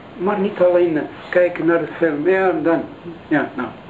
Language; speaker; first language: Dutch; non-native, learner; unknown